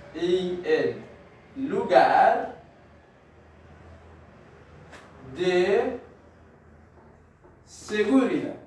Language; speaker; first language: Spanish; non-native, learner; Haitian Creole